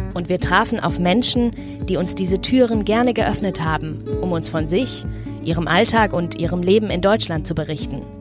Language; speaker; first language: German; native; German